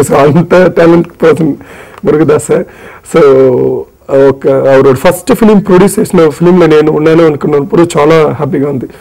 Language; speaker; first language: Telugu; non-native, learner; Tamil